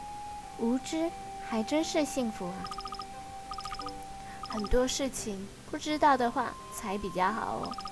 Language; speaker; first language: Chinese; native; Chinese